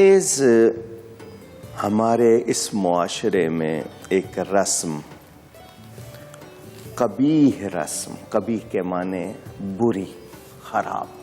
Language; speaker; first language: Urdu; native; Urdu